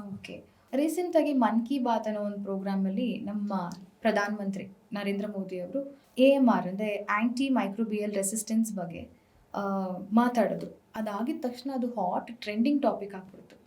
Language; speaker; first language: Kannada; native; Kannada